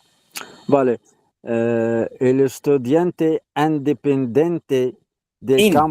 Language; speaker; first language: Spanish; non-native, learner; Arabic